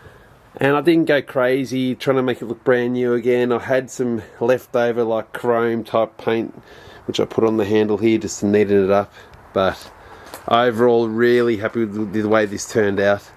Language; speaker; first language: English; native; English